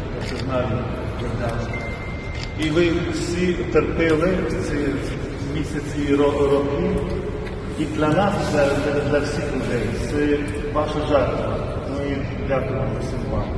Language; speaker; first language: Ukrainian; non-native, fluent; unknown